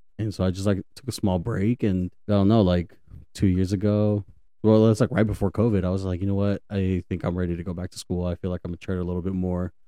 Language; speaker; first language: English; native; English